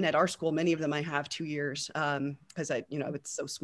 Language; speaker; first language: English; native; English